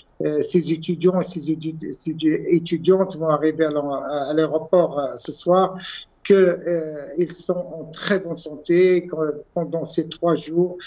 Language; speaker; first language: French; non-native, local second language; Arabic